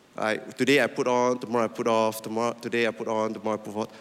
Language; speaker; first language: English; non-native, local second language; Min Nan Chinese